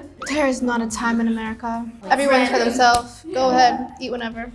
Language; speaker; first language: English; native; English